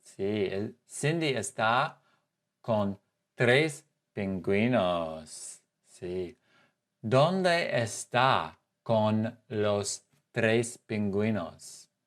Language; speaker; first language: Spanish; non-native, fluent; English